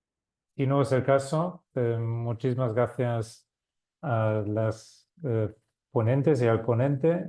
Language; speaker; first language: Spanish; non-native, fluent; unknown